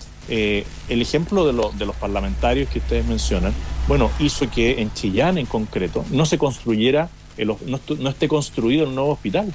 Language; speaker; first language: Spanish; native; Spanish